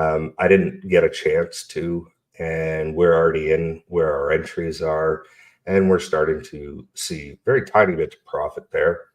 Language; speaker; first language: English; native; English